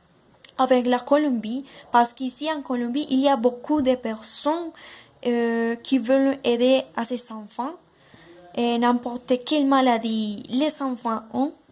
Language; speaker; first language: French; non-native, learner; Spanish